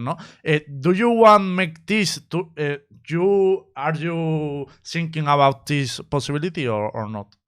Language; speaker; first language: English; non-native, learner; Spanish